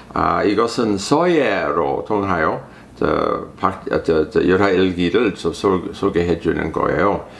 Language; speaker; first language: Korean; non-native, fluent; English